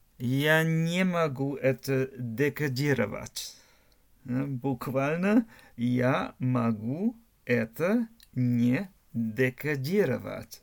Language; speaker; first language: Russian; non-native, learner; German